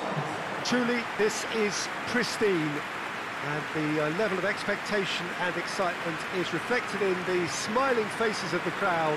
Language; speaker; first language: English; native; English